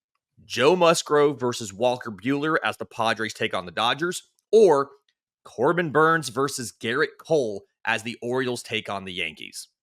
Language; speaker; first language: English; native; English